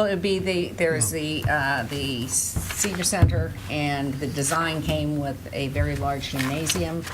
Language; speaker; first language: English; native; English